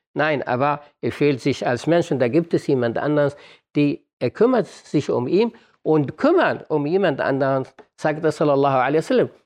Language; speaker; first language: German; non-native, fluent; Arabic